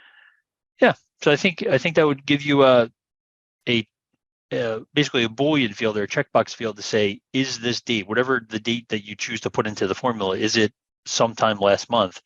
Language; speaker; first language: English; native; English